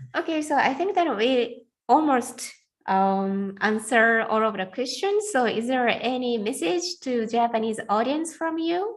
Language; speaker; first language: English; non-native, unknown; Japanese